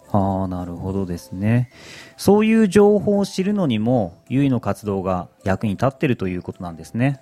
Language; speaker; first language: Japanese; native; Japanese